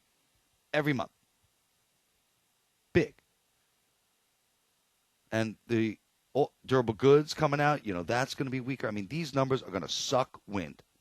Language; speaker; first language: English; native; English